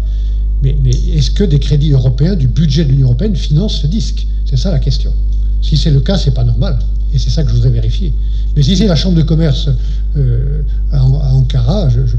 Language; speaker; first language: French; native; French